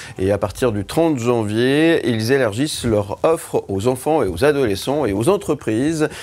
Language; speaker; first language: French; native; French